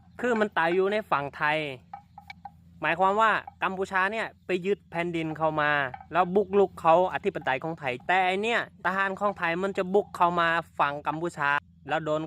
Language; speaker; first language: Thai; non-native, fluent; Khmer